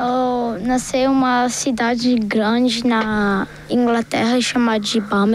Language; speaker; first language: Portuguese; early bilingual, heritage; Portuguese